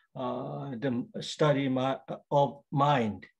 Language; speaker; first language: English; non-native, fluent; Korean